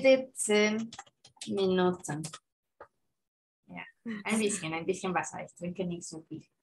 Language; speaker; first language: German; non-native, fluent; Spanish